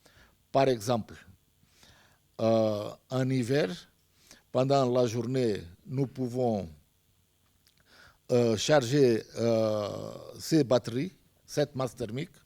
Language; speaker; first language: French; non-native, fluent; Portuguese